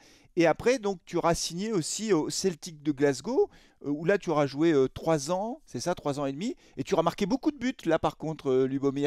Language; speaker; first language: French; native; French